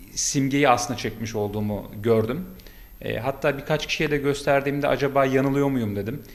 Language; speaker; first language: Turkish; native; Turkish